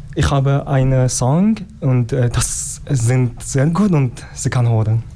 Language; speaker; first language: German; non-native, learner; Persian